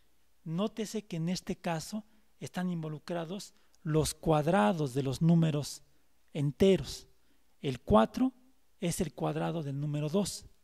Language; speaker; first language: Spanish; native; Spanish